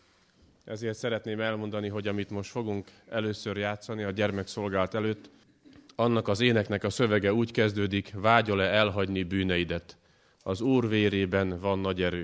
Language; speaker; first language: Hungarian; native; Hungarian